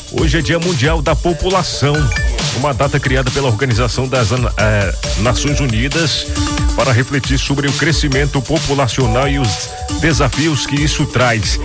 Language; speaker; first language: Portuguese; native; Portuguese